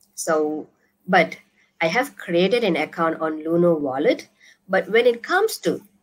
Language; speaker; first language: English; non-native, local second language; Tamil